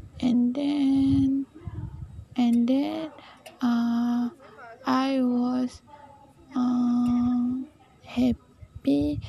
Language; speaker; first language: English; non-native, learner; Malay